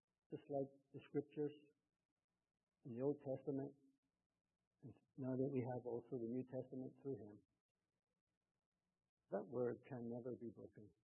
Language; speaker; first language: English; native; English